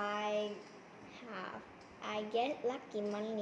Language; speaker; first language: English; non-native, learner; Vietnamese